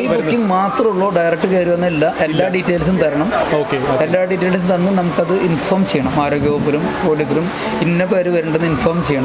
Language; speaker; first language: Malayalam; native; Malayalam